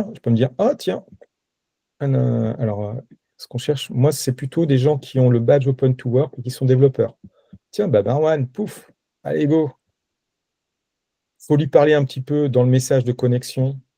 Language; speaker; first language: French; native; French